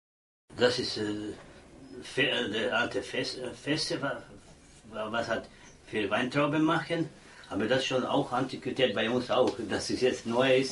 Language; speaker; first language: German; non-native, learner; Croatian